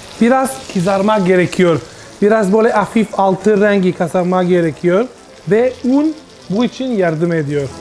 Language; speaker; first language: Turkish; non-native, learner; Italian